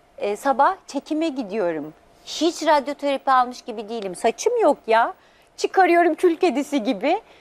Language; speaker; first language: Turkish; native; Turkish